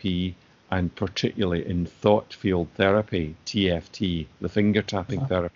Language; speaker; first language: English; native; English